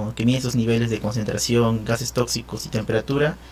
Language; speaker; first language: Spanish; native; Spanish